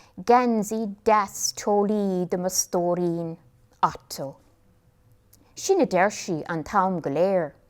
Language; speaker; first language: Irish; non-native, local second language; English